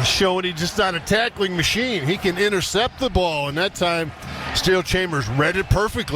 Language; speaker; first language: English; native; English